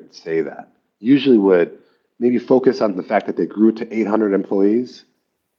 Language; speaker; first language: English; native; English